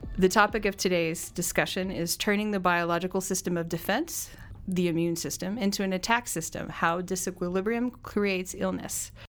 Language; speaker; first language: English; native; English